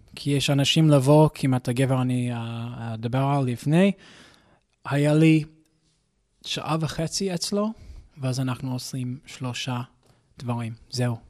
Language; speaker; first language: Hebrew; non-native, learner; English